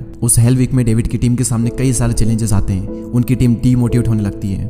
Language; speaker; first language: Hindi; native; Hindi